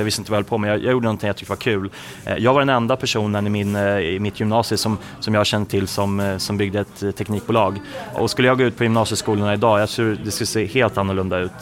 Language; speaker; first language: Swedish; native; Swedish